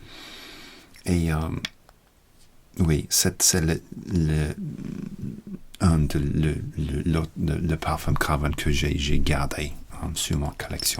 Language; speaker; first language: French; non-native, learner; English